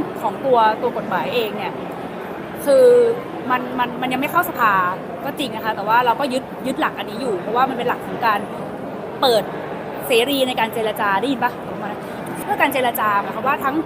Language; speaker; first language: Thai; native; Thai